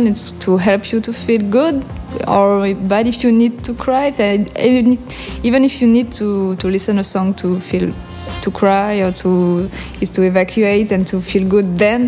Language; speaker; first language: English; non-native, learner; French